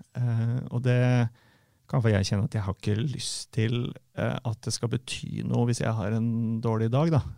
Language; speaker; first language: Norwegian; native; Norwegian